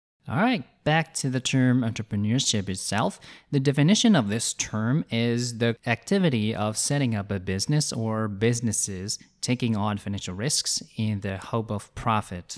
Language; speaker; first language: English; non-native, fluent; Chinese